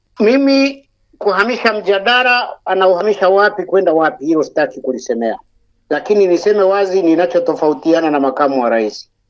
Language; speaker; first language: Swahili; non-native, local second language; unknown